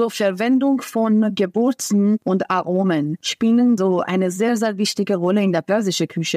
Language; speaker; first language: German; non-native, fluent; Persian